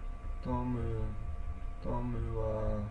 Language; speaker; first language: Japanese; non-native, learner; English